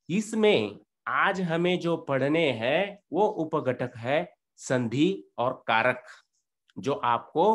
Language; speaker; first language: Hindi; non-native, local second language; Marathi